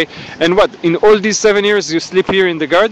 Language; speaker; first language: English; non-native, fluent; Hebrew